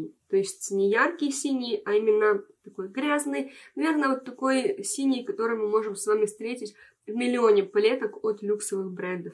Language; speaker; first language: Russian; native; Russian